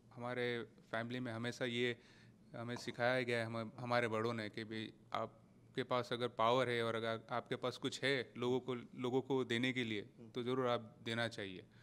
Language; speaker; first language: Hindi; native; Hindi